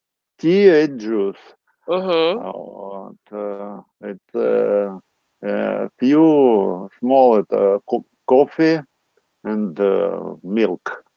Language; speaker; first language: English; non-native, learner; Russian